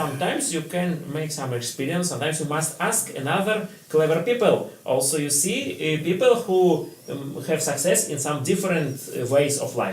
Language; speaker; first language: English; non-native, learner; Russian